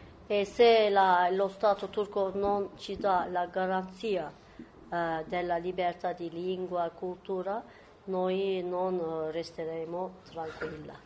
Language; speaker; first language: Italian; non-native, fluent; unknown